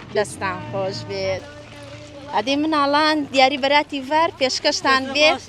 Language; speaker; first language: Central Kurdish; native; Central Kurdish